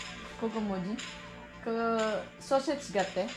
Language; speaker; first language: Korean; non-native, learner; Filipino